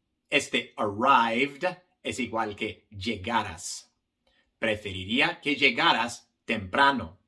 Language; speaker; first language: Spanish; non-native, fluent; English